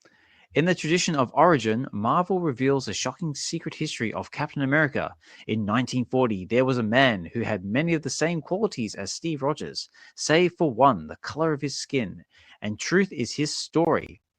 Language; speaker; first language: English; native; English